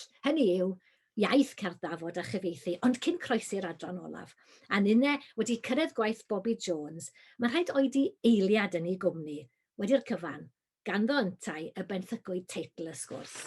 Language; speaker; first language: Welsh; native; Welsh